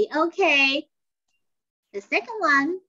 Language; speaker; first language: English; non-native, fluent; Chinese